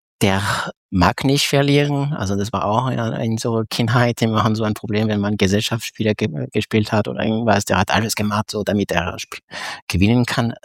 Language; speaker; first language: German; non-native, fluent; French